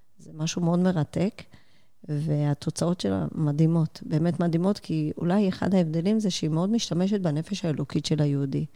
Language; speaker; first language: Hebrew; early bilingual, heritage; Hebrew